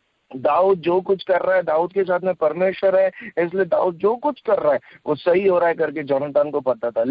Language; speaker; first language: Hindi; non-native, local second language; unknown